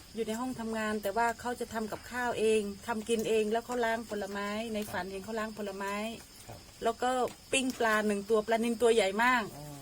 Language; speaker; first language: Thai; native; Thai